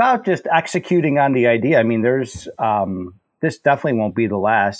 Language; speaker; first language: English; native; English